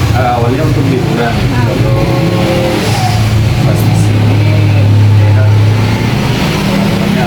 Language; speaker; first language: Indonesian; non-native, fluent; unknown